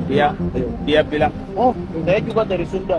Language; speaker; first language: Indonesian; non-native, learner; Arabic